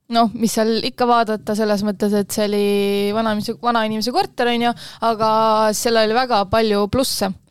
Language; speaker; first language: Estonian; native; Estonian